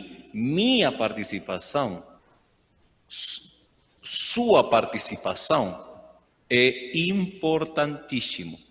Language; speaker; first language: Portuguese; non-native, fluent; Spanish